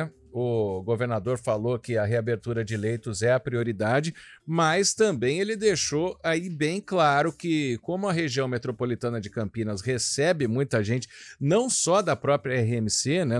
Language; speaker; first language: Portuguese; native; Portuguese